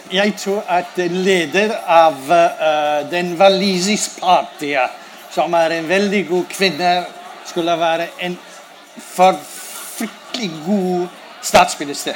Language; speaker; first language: Norwegian; non-native, learner; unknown